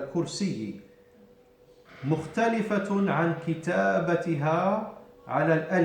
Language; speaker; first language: Arabic; non-native, fluent; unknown